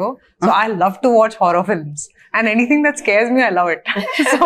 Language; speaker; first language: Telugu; non-native, fluent; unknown